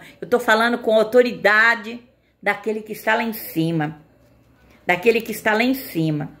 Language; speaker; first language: Portuguese; native; Portuguese